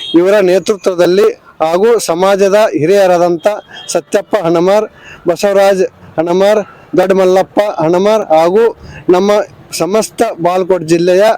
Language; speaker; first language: Kannada; native; Kannada